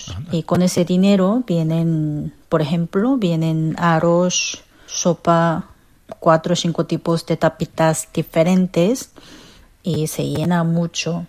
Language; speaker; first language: Spanish; non-native, fluent; Korean